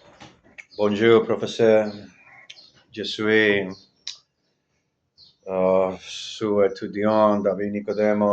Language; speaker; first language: French; non-native, learner; Spanish